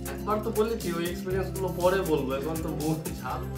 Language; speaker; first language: Bangla; non-native, local second language; Hindi